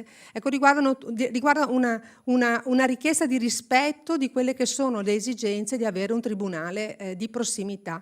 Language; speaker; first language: Italian; native; Italian